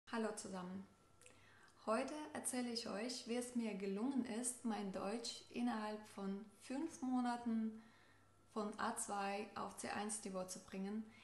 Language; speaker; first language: German; non-native, fluent; Russian